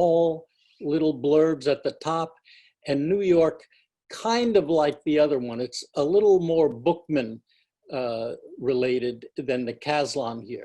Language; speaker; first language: English; native; English